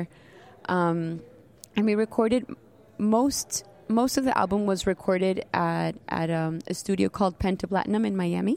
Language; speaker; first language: English; non-native, fluent; Spanish